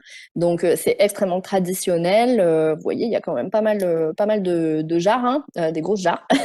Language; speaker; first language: French; native; French